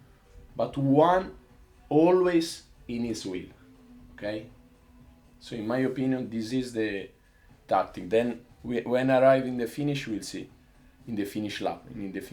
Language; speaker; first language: English; non-native, learner; Italian